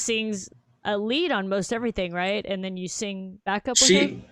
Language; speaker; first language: English; native; English